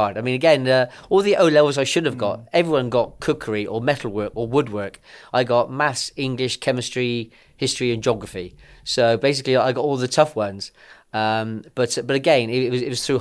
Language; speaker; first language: English; native; English